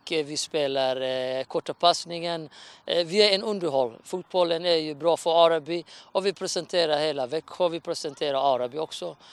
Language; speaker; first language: Swedish; non-native, fluent; Somali